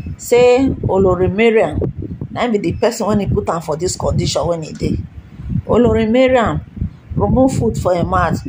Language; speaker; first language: Nigerian Pidgin; non-native, local second language; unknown